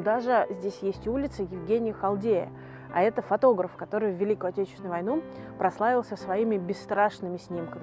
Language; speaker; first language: Russian; native; Russian